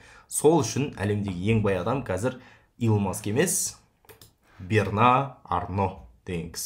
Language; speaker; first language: Kazakh; native; Kazakh